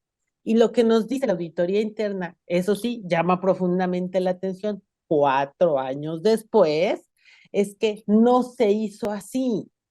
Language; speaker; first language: Spanish; native; Spanish